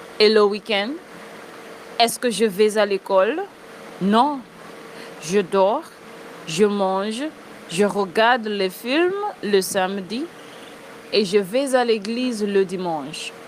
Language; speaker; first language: French; non-native, fluent; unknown